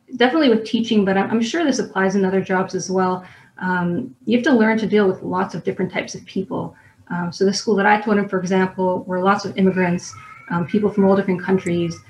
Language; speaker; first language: English; native; English